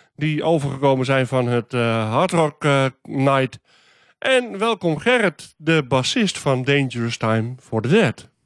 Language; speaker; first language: Dutch; native; Dutch